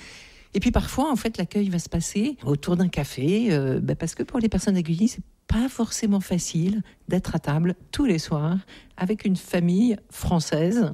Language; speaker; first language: French; native; French